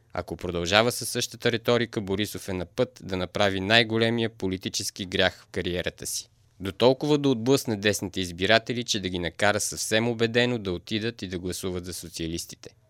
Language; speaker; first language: Bulgarian; native; Bulgarian